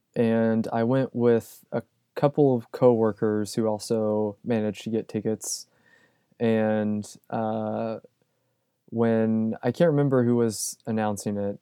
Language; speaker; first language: English; native; English